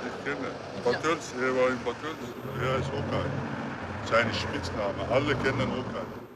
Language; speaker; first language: German; non-native, learner; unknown